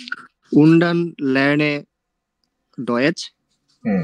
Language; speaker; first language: German; non-native, learner; Bangla